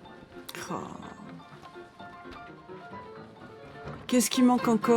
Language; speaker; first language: French; native; French